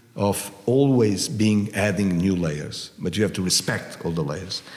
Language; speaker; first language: English; non-native, fluent; Portuguese